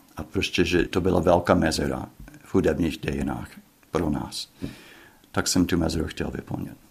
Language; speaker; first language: Czech; non-native, fluent; English